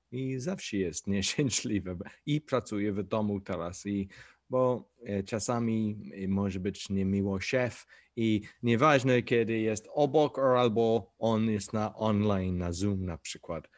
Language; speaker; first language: Polish; non-native, learner; English